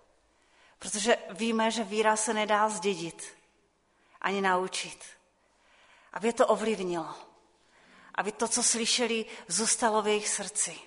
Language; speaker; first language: Czech; non-native, local second language; Polish